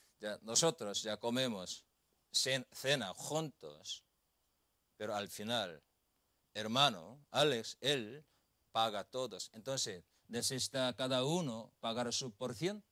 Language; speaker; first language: Spanish; non-native, learner; Korean